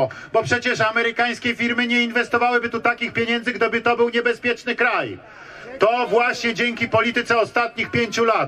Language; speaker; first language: Polish; native; Polish